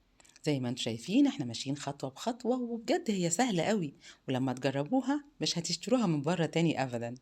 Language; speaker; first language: Arabic; native; Arabic